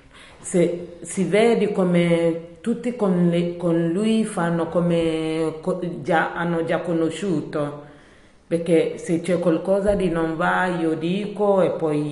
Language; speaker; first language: Italian; non-native, learner; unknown